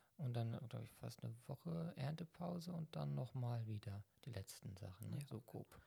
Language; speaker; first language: German; native; German